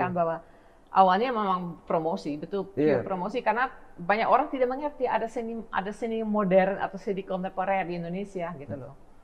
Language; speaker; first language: Indonesian; non-native, fluent; Dutch